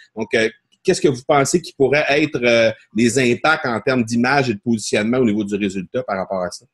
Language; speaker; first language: French; native; French